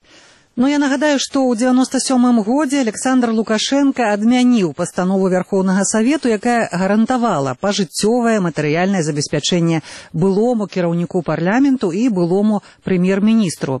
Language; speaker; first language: Belarusian; native; Belarusian